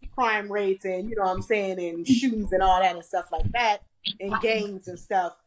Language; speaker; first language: English; native; English